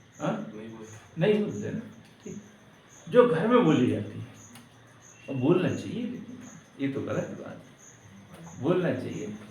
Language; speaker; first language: Hindi; native; Hindi